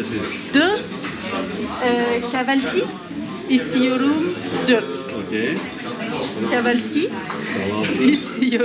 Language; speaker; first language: Turkish; non-native, learner; French